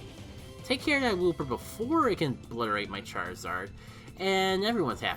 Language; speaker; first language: English; native; English